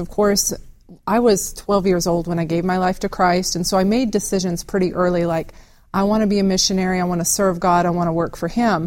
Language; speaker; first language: English; native; English